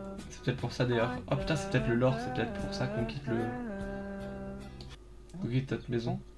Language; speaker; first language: French; native; French